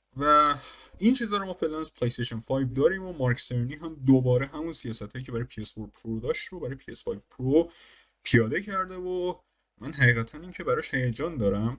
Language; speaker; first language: Persian; native; Persian